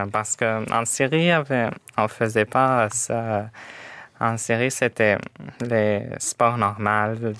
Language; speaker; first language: French; non-native, fluent; Arabic